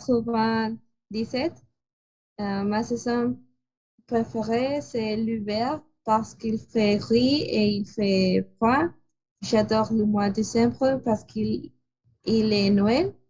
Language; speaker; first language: French; non-native, learner; Spanish